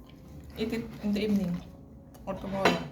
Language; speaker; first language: English; non-native, local second language; Filipino